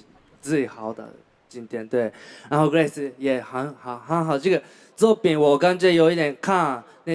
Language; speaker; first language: Chinese; non-native, learner; Japanese